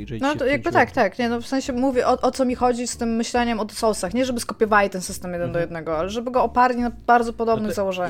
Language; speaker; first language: Polish; native; Polish